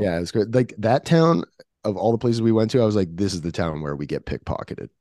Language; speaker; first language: English; native; English